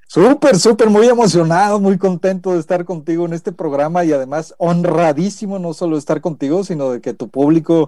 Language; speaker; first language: Spanish; native; Spanish